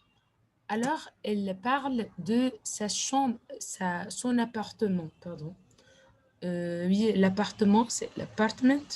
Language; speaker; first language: French; non-native, fluent; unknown